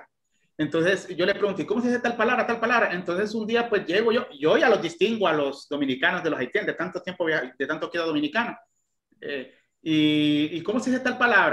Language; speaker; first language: Spanish; native; Spanish